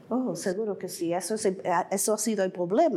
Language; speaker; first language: Spanish; early bilingual, heritage; English